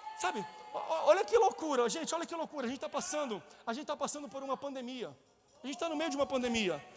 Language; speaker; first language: Portuguese; native; Portuguese